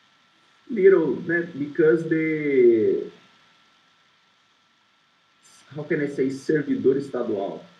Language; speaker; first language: English; non-native, learner; Portuguese